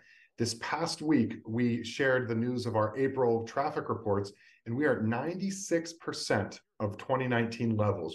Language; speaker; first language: English; native; English